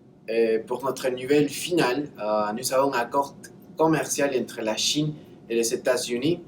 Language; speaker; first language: French; non-native, learner; English